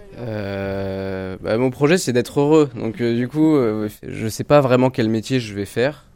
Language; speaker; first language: French; native; French